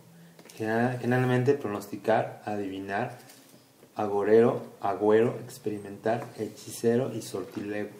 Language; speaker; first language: Spanish; native; Spanish